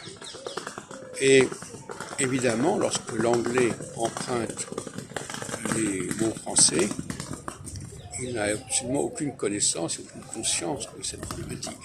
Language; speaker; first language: French; native; French